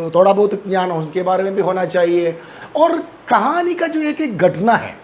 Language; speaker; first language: Hindi; non-native, local second language; Malayalam